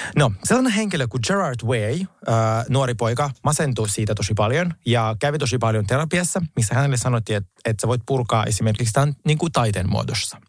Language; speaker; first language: Finnish; non-native, fluent; Russian